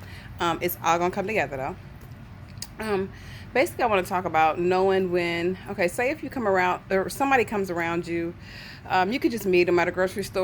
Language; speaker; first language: English; native; English